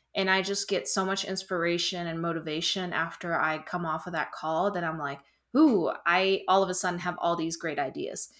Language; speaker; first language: English; non-native, fluent; German